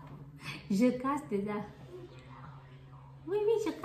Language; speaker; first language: French; non-native, learner; Vietnamese